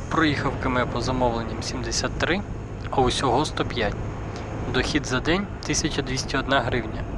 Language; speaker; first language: Ukrainian; non-native, local second language; Russian